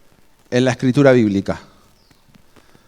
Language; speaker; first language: Spanish; native; Spanish